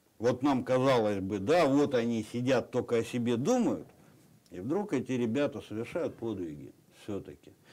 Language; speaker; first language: Russian; native; Russian